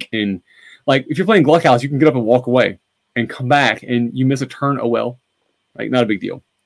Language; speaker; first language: English; native; English